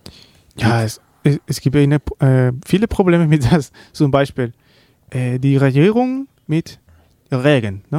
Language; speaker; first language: German; non-native, learner; Spanish